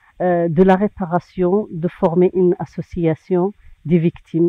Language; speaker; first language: French; non-native, local second language; Arabic